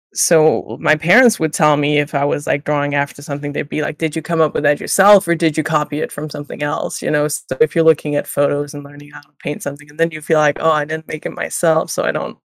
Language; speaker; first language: English; non-native, fluent; Danish